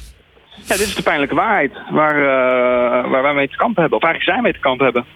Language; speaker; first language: Dutch; native; Dutch